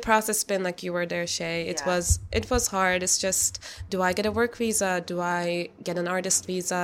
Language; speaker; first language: English; non-native, fluent; Turkish